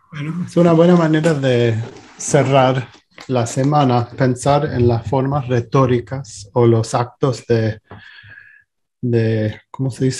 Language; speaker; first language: Spanish; non-native, fluent; English